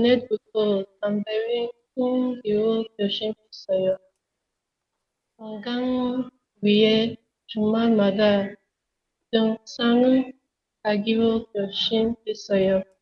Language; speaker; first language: Korean; non-native, learner; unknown